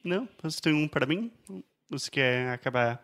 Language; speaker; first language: Portuguese; non-native, fluent; English